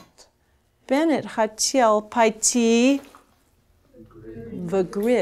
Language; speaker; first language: Russian; non-native, fluent; English